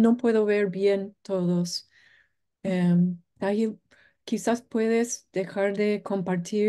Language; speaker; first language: Spanish; non-native, fluent; English